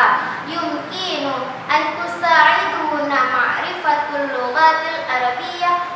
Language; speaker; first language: Arabic; non-native, learner; Indonesian